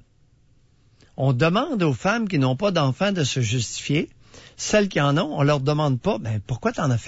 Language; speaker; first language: French; native; French